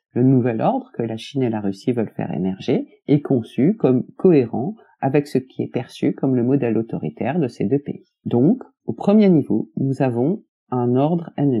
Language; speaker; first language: French; native; French